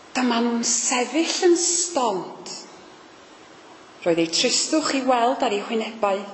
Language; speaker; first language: Welsh; native; Welsh